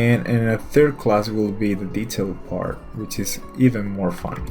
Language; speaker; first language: English; non-native, fluent; Spanish